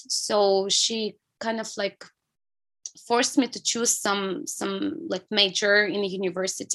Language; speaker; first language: English; non-native, fluent; Russian